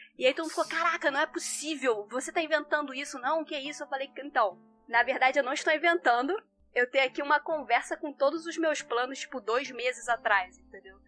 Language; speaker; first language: Portuguese; native; Portuguese